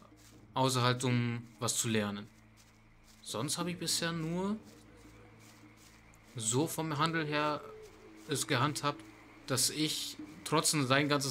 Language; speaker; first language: German; native; German